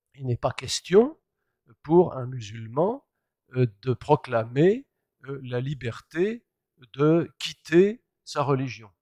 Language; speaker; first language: French; native; French